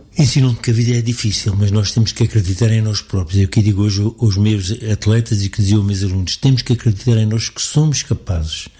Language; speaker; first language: Portuguese; native; Portuguese